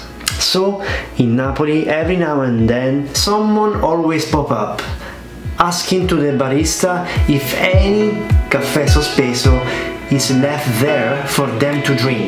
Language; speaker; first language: English; non-native, fluent; Italian